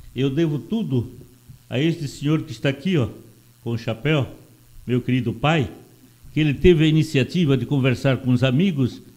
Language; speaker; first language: Portuguese; non-native, local second language; Italian